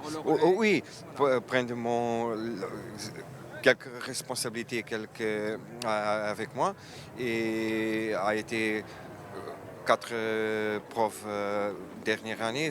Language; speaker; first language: French; non-native, fluent; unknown